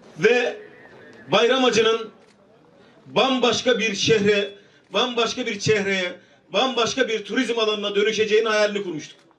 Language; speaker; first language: Turkish; native; Turkish